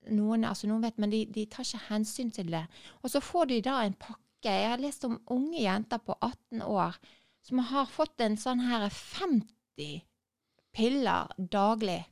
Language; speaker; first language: Norwegian; native; Norwegian